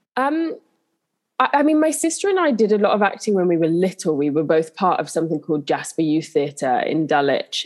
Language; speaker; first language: English; native; English